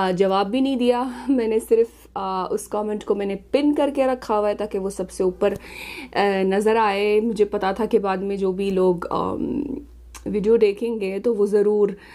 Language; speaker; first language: Urdu; non-native, fluent; Arabic